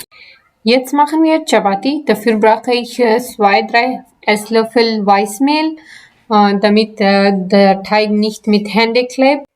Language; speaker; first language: German; non-native, learner; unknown